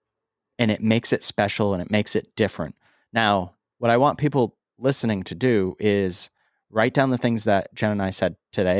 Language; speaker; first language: English; native; English